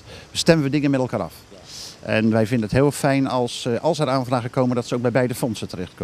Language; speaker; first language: Dutch; native; Dutch